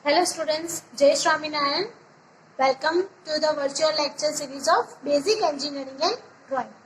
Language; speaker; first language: English; non-native, local second language; Gujarati